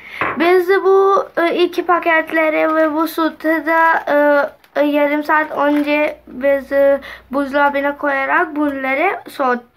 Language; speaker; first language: Turkish; non-native, learner; Urdu